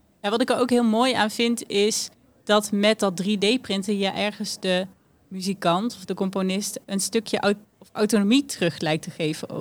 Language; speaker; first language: Dutch; native; Dutch